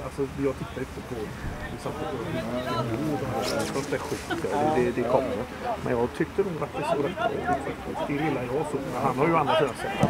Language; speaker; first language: Swedish; native; Swedish